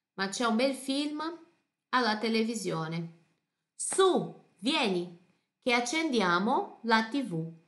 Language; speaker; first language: Italian; non-native, fluent; Portuguese